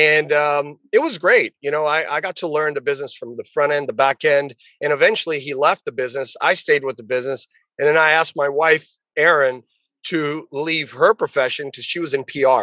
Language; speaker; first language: English; early bilingual, other home language; Portuguese